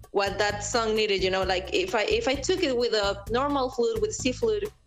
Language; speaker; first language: English; non-native, fluent; Spanish